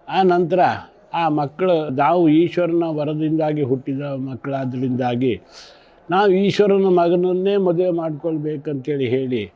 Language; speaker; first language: Kannada; native; Kannada